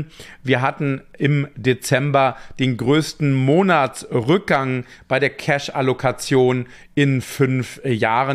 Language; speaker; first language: German; native; German